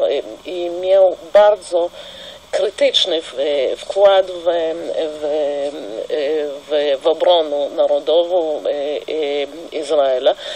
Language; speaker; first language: Polish; non-native, fluent; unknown